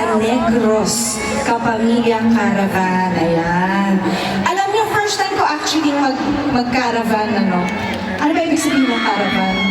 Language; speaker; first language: Filipino; native; Filipino